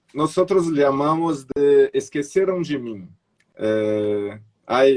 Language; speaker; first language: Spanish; non-native, fluent; Portuguese